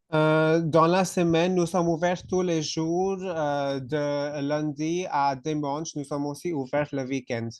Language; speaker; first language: French; non-native, fluent; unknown